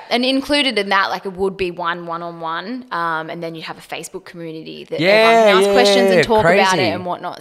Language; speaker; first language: English; native; English